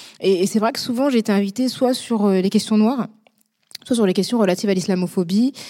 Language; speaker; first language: French; native; French